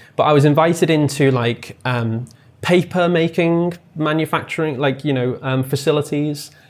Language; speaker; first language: English; native; English